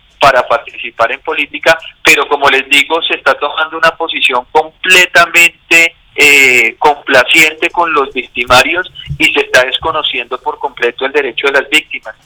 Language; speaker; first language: Spanish; native; Spanish